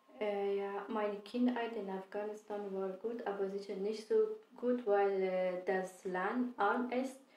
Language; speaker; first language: German; non-native, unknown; Persian